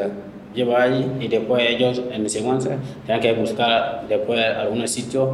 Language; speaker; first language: Spanish; non-native, learner; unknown